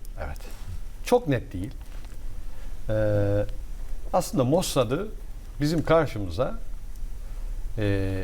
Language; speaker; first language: Turkish; native; Turkish